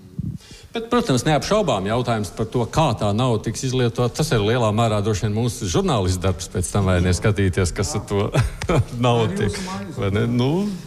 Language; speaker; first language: Latvian; native; Latvian